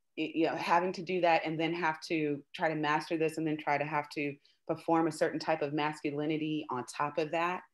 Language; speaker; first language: English; native; English